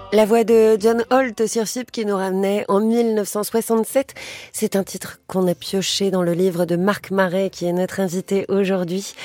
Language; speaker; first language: French; native; French